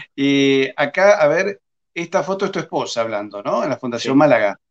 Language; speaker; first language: Spanish; native; Spanish